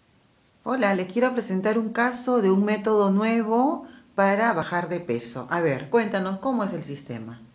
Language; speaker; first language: Spanish; native; Spanish